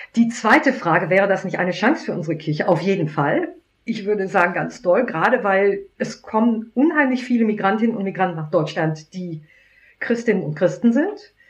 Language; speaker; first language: German; native; German